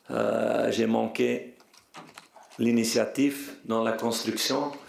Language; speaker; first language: French; non-native, fluent; Dutch